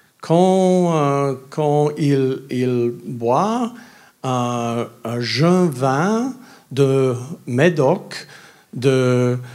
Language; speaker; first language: French; non-native, learner; English